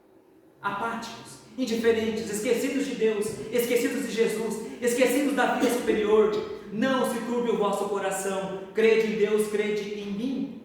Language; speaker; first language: Portuguese; native; Portuguese